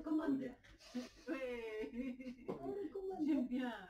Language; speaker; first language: French; non-native, learner; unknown